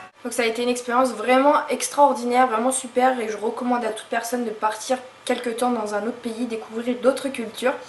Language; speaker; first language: French; native; French